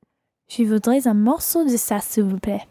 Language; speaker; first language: French; non-native, learner; English